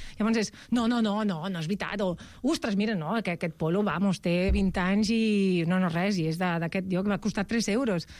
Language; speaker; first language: Catalan; non-native, local second language; Spanish